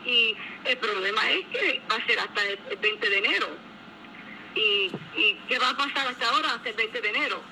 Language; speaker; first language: Spanish; early bilingual, heritage; English